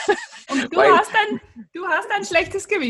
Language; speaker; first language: German; native; German